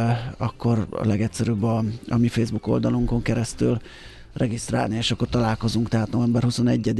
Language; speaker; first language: Hungarian; native; Hungarian